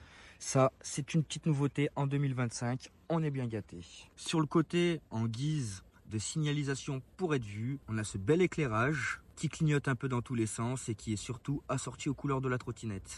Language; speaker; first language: French; native; French